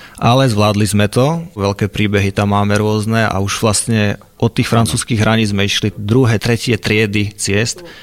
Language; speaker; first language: Slovak; native; Slovak